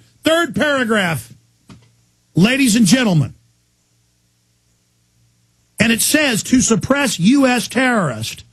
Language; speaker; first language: English; native; English